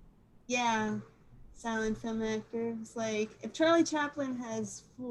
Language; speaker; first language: English; native; English